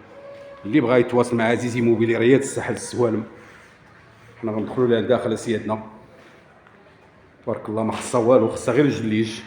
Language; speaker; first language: Arabic; native; Arabic